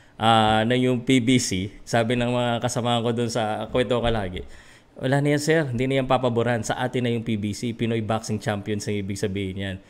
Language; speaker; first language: Filipino; native; Filipino